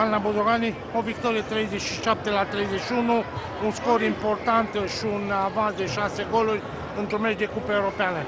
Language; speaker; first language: Romanian; native; Romanian